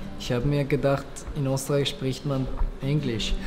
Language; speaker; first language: German; non-native, learner; Persian